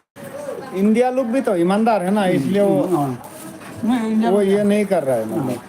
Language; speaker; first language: Hindi; non-native, local second language; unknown